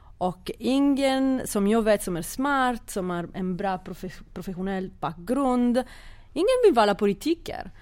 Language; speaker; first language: Swedish; non-native, fluent; Italian